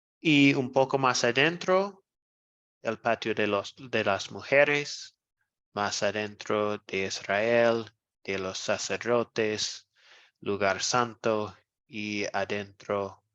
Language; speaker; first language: Spanish; non-native, fluent; English